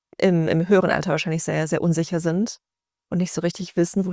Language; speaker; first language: German; native; German